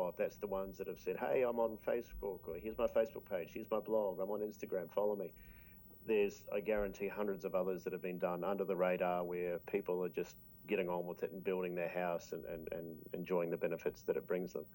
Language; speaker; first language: English; native; English